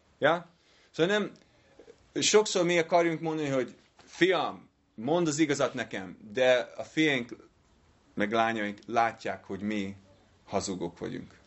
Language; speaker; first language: Hungarian; non-native, fluent; English